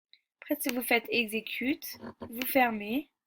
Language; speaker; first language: French; native; French